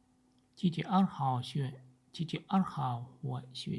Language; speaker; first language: Chinese; non-native, learner; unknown